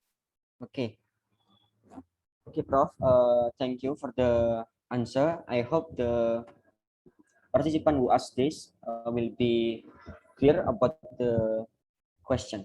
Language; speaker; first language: English; non-native, learner; Indonesian